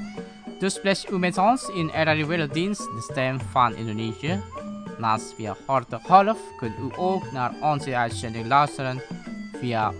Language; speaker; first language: Dutch; non-native, fluent; Indonesian